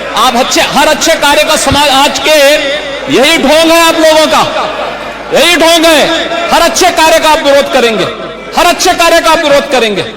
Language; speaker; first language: Hindi; native; Hindi